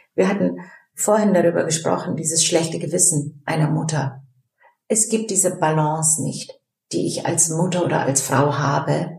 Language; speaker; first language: German; early bilingual, other home language; Turkish